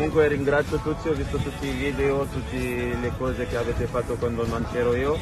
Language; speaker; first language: Italian; non-native, fluent; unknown